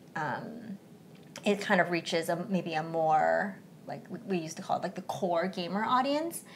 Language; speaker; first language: English; early bilingual, other home language; Chinese